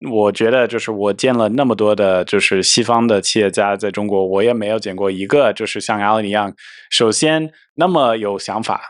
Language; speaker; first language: Chinese; non-native, fluent; English